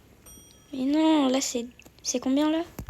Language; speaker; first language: French; native; French